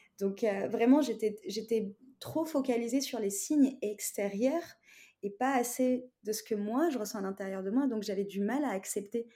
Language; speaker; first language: French; non-native, local second language; Arabic